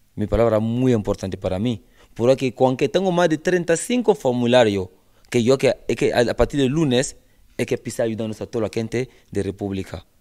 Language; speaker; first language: Spanish; non-native, learner; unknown